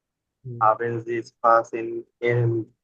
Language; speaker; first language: German; non-native, learner; Bangla